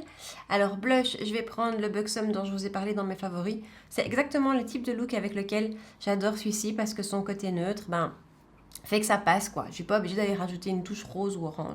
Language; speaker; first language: French; native; French